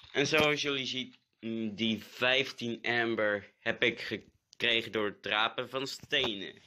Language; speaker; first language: Dutch; native; Dutch